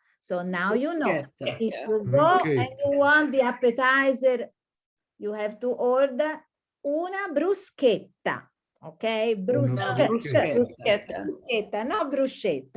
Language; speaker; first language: English; non-native, fluent; Italian